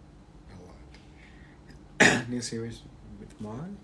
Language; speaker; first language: English; non-native, learner; Thai